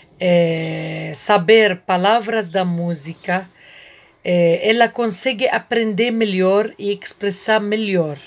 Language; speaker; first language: Portuguese; non-native, learner; Arabic